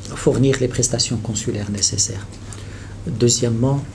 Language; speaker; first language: French; non-native, local second language; Arabic